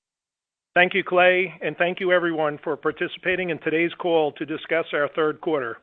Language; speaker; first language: English; native; English